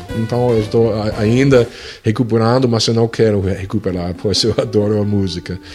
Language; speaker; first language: Portuguese; non-native, fluent; English